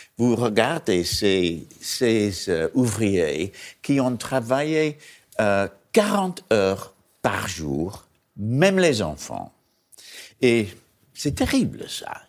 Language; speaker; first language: French; non-native, learner; English